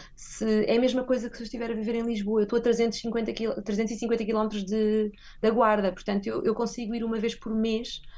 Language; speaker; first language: Portuguese; native; Portuguese